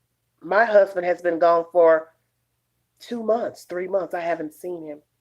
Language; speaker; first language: English; native; English